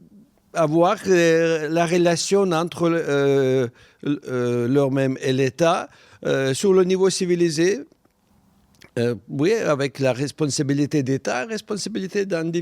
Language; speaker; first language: French; non-native, fluent; Russian